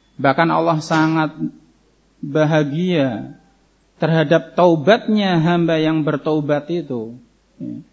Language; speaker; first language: Indonesian; native; Indonesian